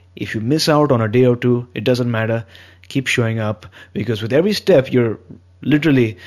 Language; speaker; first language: English; non-native, local second language; Hindi